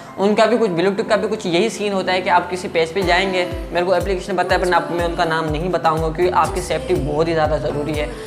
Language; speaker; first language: Hindi; non-native, local second language; Sindhi